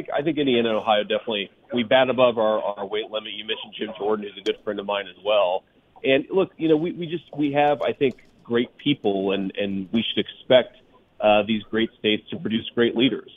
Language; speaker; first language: English; native; English